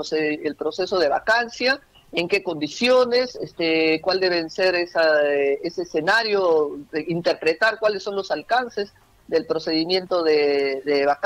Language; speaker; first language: Spanish; native; Spanish